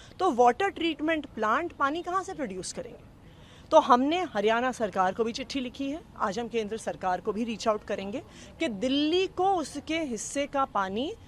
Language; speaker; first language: Hindi; native; Hindi